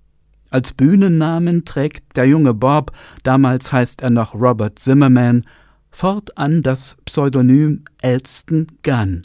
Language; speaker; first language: German; native; German